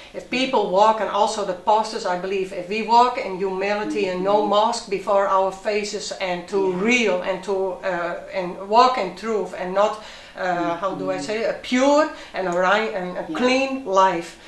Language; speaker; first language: English; non-native, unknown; Dutch